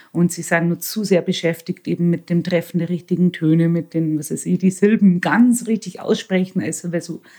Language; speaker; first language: German; native; German